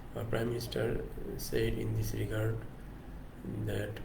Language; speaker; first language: English; non-native, local second language; Bangla